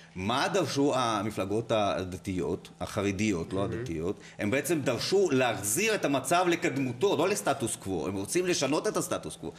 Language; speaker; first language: Hebrew; non-native, fluent; Russian